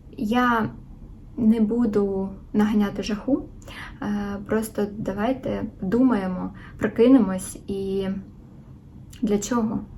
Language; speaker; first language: Ukrainian; non-native, local second language; Russian